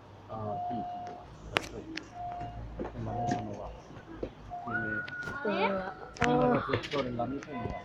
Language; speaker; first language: Spanish; native; Spanish